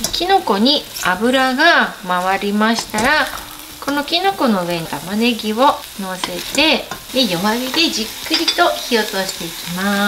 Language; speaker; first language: Japanese; native; Japanese